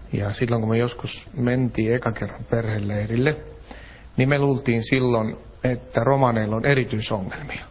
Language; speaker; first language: Finnish; native; Finnish